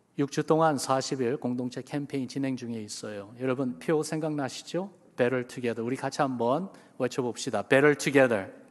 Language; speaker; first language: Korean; early bilingual, other home language; English